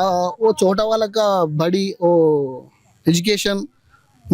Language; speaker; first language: Hindi; non-native, local second language; Telugu